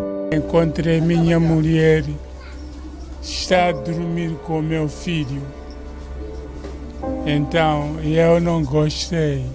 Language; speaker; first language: Portuguese; non-native, local second language; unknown